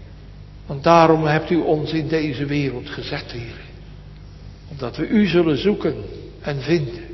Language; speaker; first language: Dutch; native; Dutch